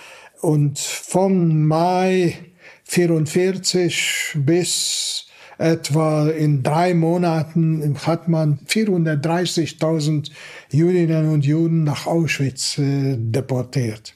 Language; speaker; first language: German; non-native, fluent; Hungarian